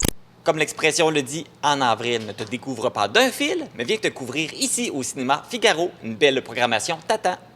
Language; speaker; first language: French; native; French